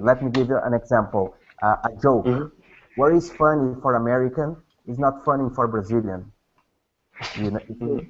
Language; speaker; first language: English; non-native, learner; Portuguese